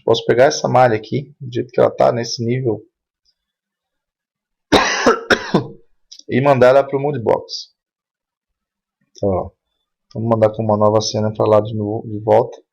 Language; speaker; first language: Portuguese; native; Portuguese